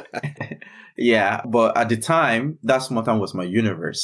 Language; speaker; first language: English; non-native, local second language; Yoruba